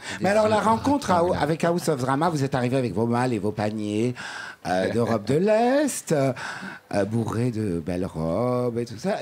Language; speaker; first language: French; native; French